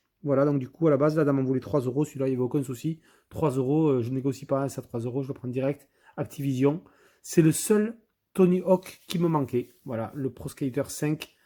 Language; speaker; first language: French; native; French